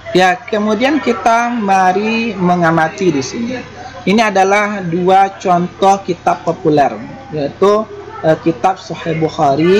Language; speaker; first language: Indonesian; native; Indonesian